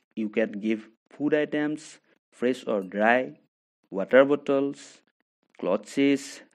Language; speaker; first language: English; non-native, local second language; Assamese